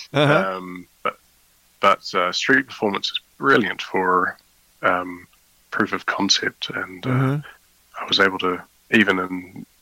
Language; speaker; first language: English; native; English